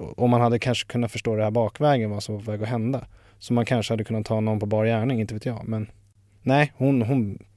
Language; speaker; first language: Swedish; native; Swedish